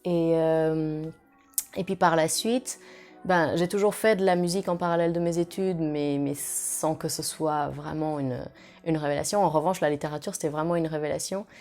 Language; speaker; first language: French; non-native, fluent; Portuguese